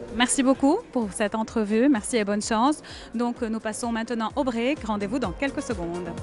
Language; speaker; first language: French; non-native, local second language; Arabic